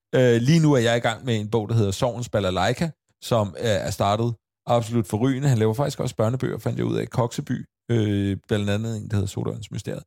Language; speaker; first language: Danish; native; Danish